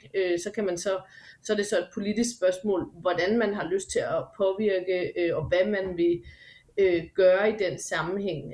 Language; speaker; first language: Danish; native; Danish